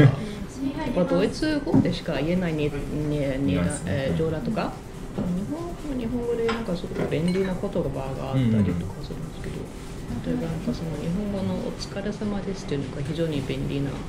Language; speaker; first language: Japanese; non-native, fluent; German